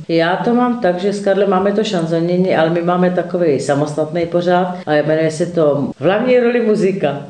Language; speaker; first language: Czech; native; Czech